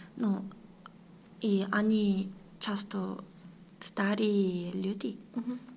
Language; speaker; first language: Russian; non-native, learner; Korean